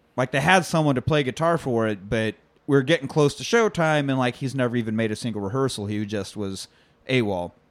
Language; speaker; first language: English; native; English